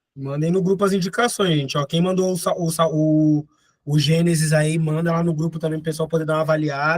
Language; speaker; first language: Portuguese; native; Portuguese